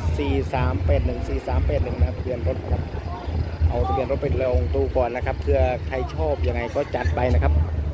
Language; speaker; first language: Thai; native; Thai